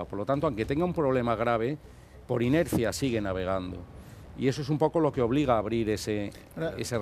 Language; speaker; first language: Spanish; native; Spanish